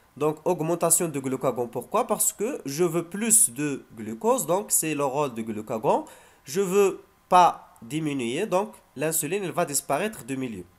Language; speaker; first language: French; non-native, local second language; Arabic